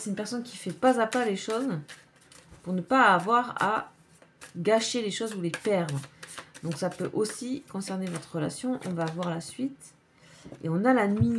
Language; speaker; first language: French; native; French